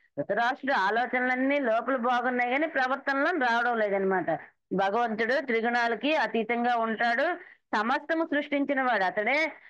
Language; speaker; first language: Telugu; native; Telugu